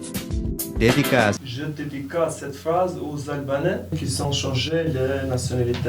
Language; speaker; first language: French; non-native, learner; Albanian